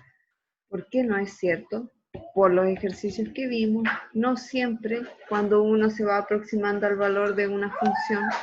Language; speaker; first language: Spanish; native; Spanish